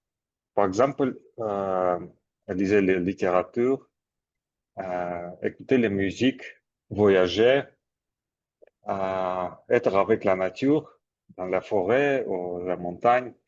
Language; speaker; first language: French; non-native, learner; Armenian